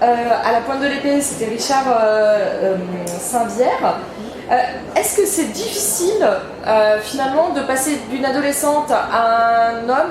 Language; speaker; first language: French; native; French